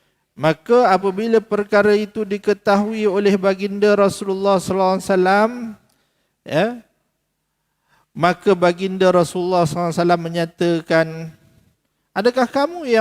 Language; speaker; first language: Malay; native; Malay